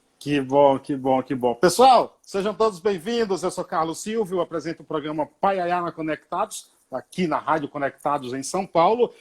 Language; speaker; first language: Portuguese; native; Portuguese